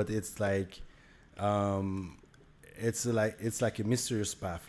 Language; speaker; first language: English; non-native, fluent; Haitian Creole